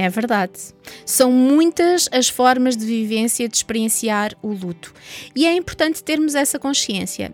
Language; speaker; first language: Portuguese; native; Portuguese